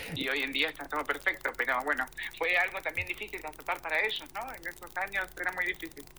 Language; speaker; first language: Spanish; native; Spanish